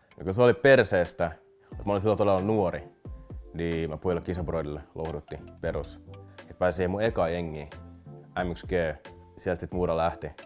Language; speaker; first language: Finnish; early bilingual, other home language; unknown